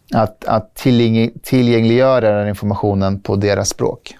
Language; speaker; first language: Swedish; early bilingual, other home language; Persian